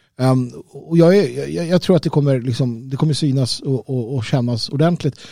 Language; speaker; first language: Swedish; native; Swedish